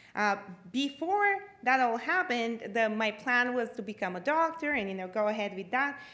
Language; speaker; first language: English; non-native, fluent; Bulgarian